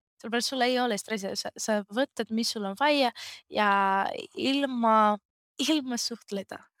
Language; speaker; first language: Estonian; non-native, learner; Greek